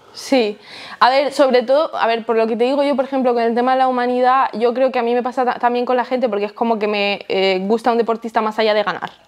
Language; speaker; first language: Spanish; early bilingual, heritage; Spanish